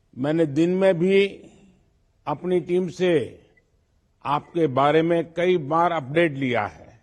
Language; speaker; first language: Hindi; non-native, local second language; Gujarati